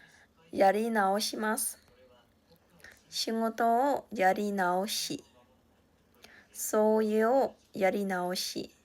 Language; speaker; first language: Japanese; non-native, learner; Khmer